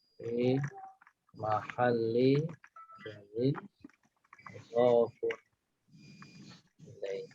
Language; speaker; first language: Arabic; non-native, fluent; Indonesian